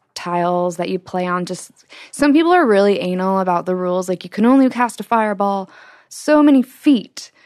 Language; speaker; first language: English; native; English